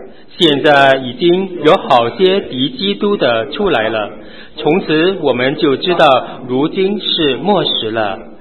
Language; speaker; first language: Chinese; native; Chinese